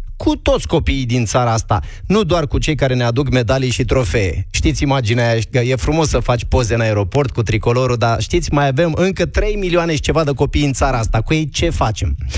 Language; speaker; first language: Romanian; native; Romanian